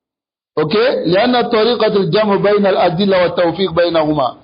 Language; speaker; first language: Arabic; non-native, fluent; French